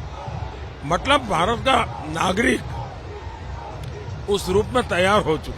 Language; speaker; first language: Hindi; non-native, local second language; Gujarati